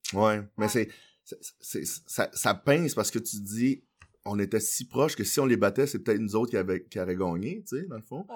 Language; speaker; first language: French; early bilingual, other home language; Haitian Creole